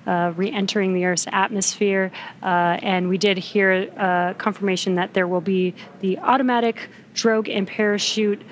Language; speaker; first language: English; native; English